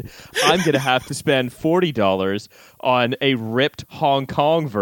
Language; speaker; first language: English; native; English